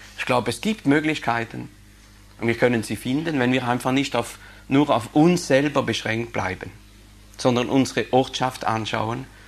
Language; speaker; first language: German; non-native, local second language; Swiss German